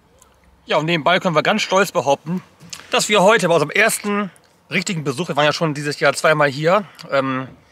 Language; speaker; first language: German; native; German